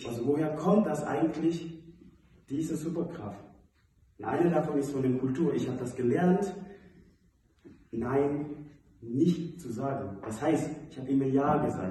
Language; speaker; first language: German; non-native, fluent; Indonesian